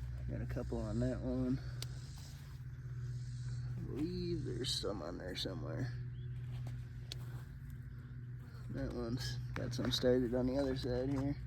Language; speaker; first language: English; native; English